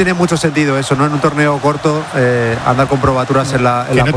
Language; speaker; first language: Spanish; native; Spanish